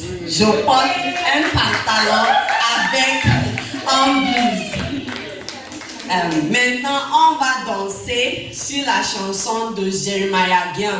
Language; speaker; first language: French; non-native, learner; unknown